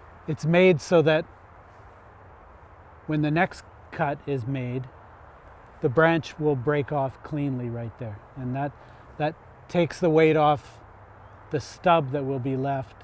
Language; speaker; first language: English; native; English